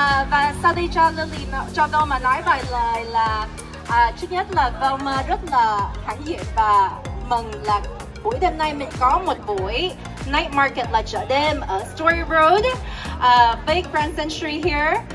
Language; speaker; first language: Vietnamese; early bilingual, heritage; Vietnamese